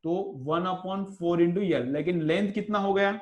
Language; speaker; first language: Hindi; non-native, local second language; Marathi